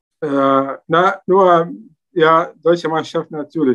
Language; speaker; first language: German; non-native, learner; Arabic